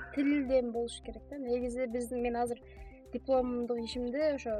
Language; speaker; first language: Kyrgyz; non-native, fluent; Mongolian